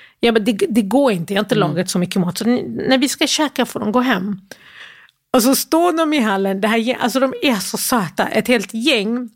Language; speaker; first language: Swedish; early bilingual, other home language; Arabic